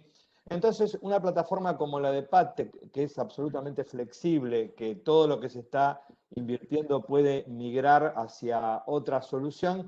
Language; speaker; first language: Spanish; native; Spanish